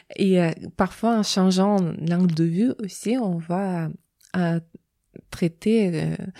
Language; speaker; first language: French; non-native, fluent; Russian